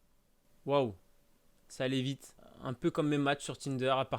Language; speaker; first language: French; native; French